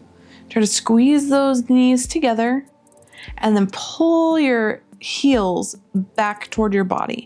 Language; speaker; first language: English; native; English